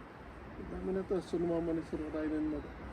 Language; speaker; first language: Japanese; non-native, learner; Filipino